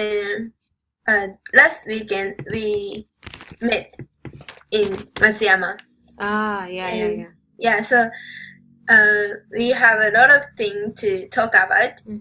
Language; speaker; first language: English; non-native, learner; Japanese